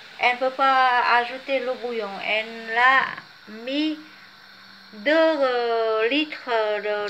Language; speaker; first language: French; non-native, fluent; Vietnamese